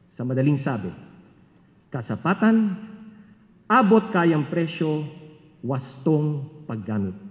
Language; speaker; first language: English; non-native, local second language; Filipino